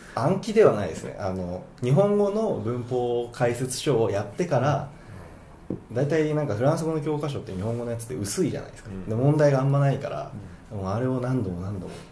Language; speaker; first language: Japanese; native; Japanese